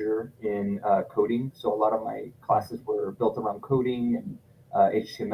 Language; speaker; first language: English; non-native, fluent; Italian